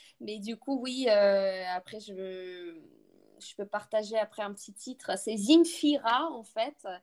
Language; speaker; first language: French; non-native, fluent; Russian